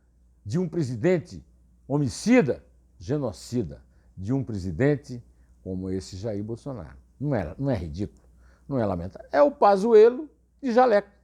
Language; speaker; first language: Portuguese; native; Portuguese